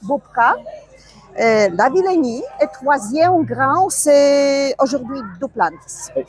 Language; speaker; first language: French; non-native, learner; Polish